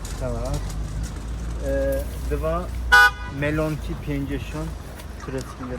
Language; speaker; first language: Polish; non-native, learner; Turkish